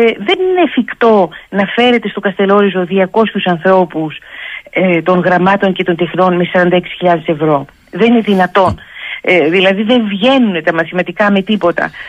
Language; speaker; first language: Greek; native; Greek